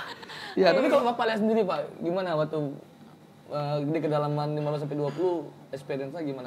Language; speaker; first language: Indonesian; native; Indonesian